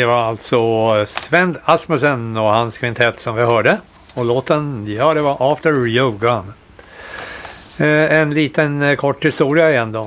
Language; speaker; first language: Swedish; native; Swedish